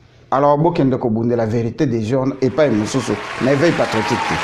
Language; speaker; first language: French; non-native, local second language; Lingala